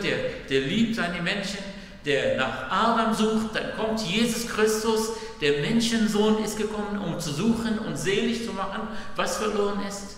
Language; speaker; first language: German; non-native, fluent; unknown